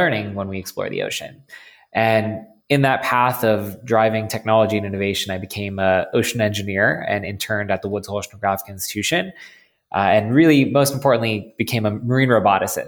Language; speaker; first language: English; native; English